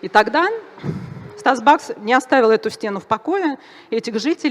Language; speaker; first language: Russian; native; Russian